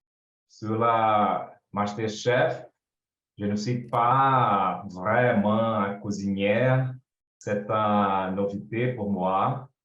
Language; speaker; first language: French; non-native, learner; Portuguese